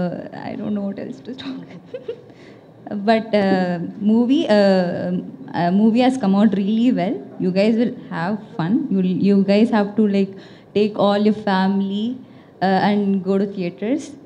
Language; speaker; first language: Telugu; non-native, learner; Tamil